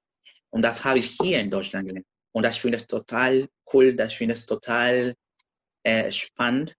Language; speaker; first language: German; non-native, learner; Spanish